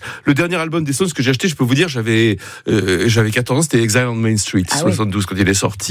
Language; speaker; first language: French; native; French